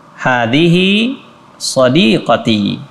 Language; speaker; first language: Arabic; non-native, fluent; Indonesian